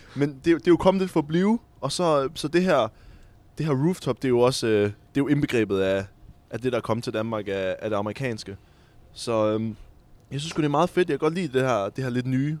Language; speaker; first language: Danish; native; Danish